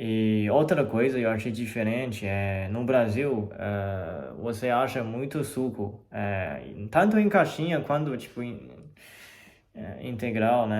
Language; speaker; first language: Portuguese; non-native, fluent; Chinese